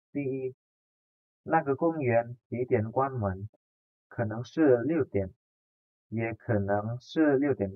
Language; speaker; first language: Chinese; non-native, fluent; Indonesian